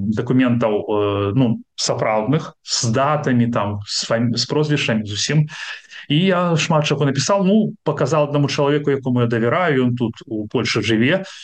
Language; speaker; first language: Belarusian; non-native, local second language; Russian